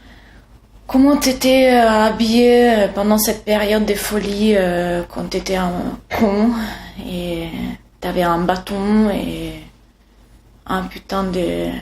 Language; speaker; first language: French; non-native, fluent; Italian